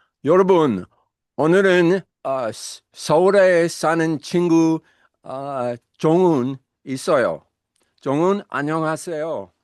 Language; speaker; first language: Korean; non-native, learner; English